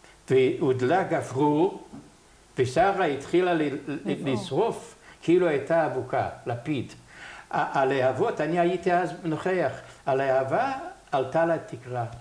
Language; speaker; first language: Hebrew; non-native, fluent; Yiddish